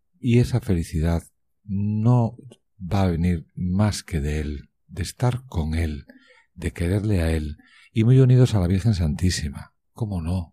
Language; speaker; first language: Spanish; native; Spanish